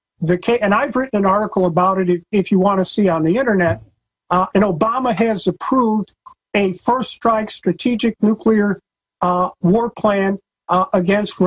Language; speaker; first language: English; native; English